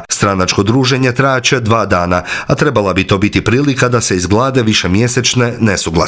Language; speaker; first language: Croatian; native; Croatian